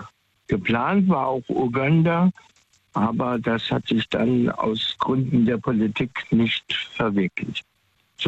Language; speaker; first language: German; native; German